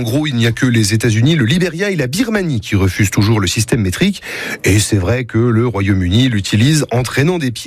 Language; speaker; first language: French; native; French